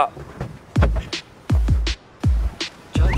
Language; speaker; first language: Chinese; native; Chinese